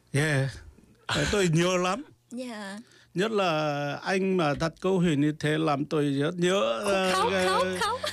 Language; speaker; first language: Vietnamese; non-native, fluent; Korean